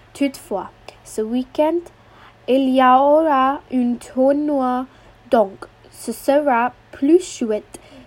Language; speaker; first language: French; non-native, learner; English